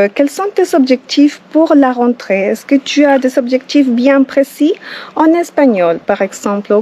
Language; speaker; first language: French; non-native, fluent; Spanish